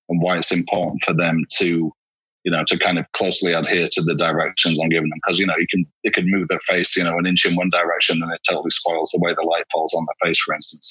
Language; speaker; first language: English; native; English